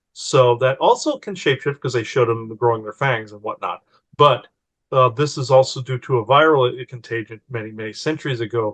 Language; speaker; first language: English; native; English